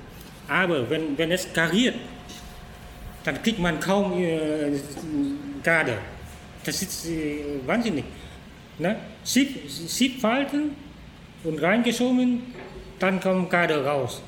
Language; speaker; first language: German; non-native, learner; Vietnamese